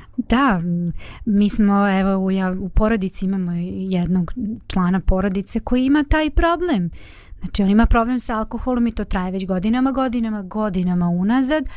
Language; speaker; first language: Bosnian; native; Bosnian